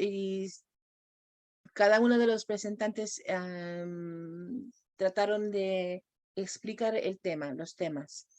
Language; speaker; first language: Spanish; non-native, fluent; English